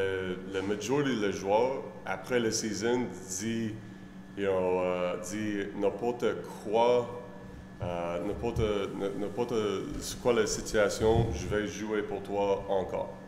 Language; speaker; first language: French; non-native, learner; English